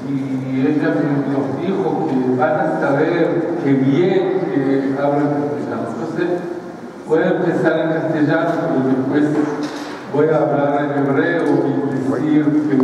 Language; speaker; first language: Spanish; early bilingual, heritage; Spanish